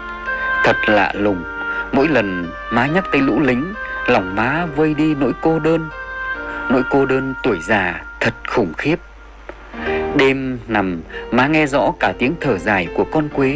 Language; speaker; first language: Vietnamese; native; Vietnamese